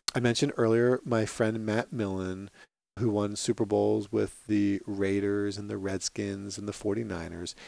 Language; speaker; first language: English; native; English